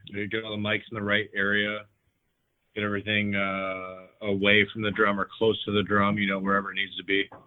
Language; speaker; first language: English; native; English